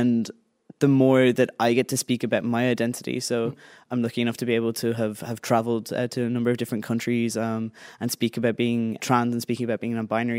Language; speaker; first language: English; native; English